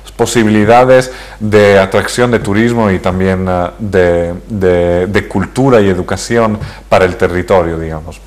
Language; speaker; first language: Spanish; early bilingual, heritage; Spanish